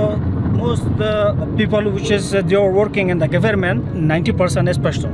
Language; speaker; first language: English; non-native, learner; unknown